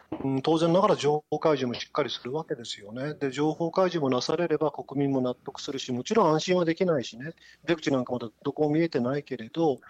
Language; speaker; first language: Japanese; native; Japanese